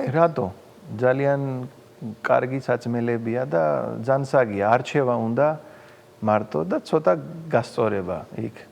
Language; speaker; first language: Georgian; non-native, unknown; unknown